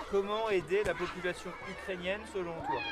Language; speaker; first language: French; native; French